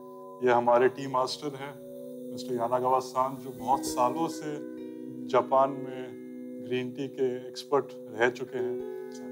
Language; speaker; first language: Hindi; native; Hindi